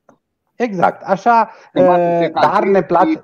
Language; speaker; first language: Romanian; non-native, fluent; Italian